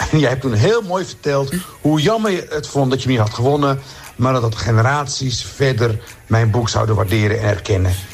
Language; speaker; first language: Dutch; early bilingual, other home language; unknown